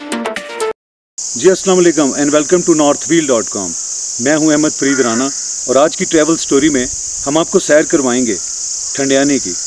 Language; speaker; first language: Urdu; non-native, local second language; Punjabi